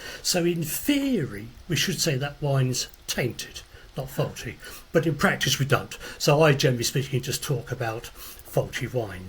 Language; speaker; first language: English; native; English